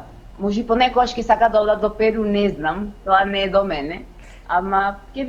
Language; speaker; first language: Macedonian; non-native, fluent; Spanish